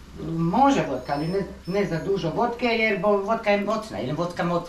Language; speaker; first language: Polish; non-native, learner; Croatian